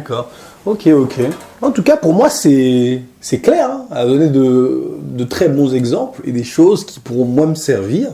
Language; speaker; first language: French; native; French